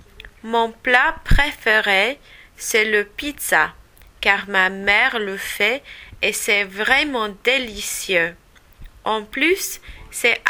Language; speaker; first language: French; non-native, learner; English